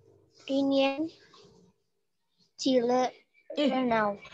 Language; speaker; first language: Chinese; non-native, learner; Indonesian